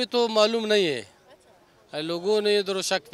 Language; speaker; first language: Hindi; early bilingual, other home language; Pashto